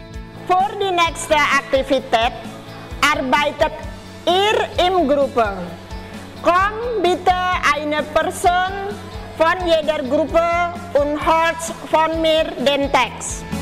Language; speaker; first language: German; non-native, fluent; Indonesian